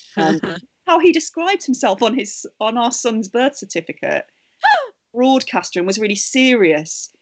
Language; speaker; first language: English; native; English